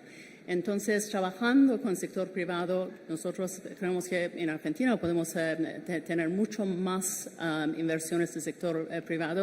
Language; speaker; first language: Spanish; non-native, fluent; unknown